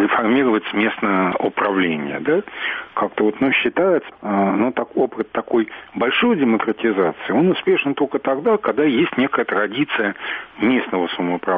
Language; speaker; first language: Russian; native; Russian